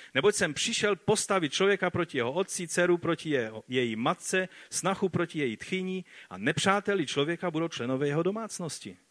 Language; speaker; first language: Czech; non-native, fluent; Polish